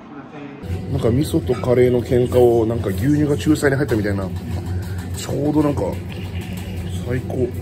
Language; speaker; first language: Japanese; native; Japanese